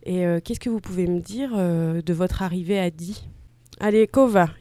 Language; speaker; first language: French; native; French